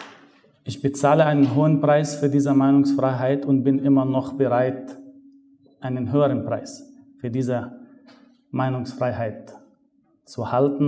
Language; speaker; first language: German; non-native, fluent; Arabic